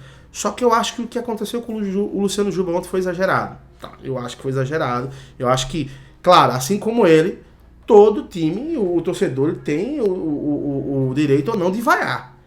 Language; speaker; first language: Portuguese; native; Portuguese